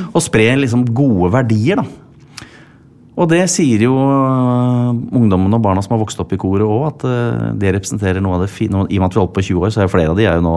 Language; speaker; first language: Norwegian; native; Norwegian